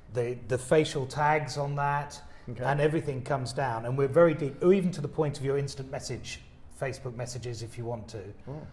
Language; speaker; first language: English; native; English